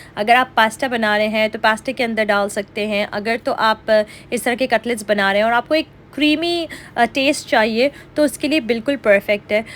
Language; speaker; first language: Urdu; native; Urdu